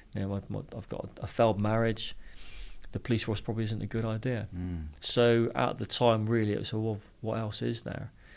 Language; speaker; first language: English; native; English